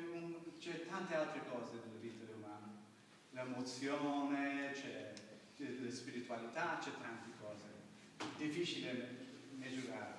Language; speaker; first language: Italian; non-native, learner; English